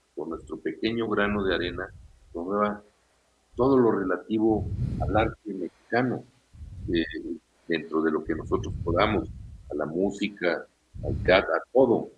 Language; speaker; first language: Spanish; native; Spanish